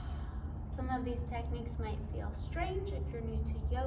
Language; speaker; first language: English; native; English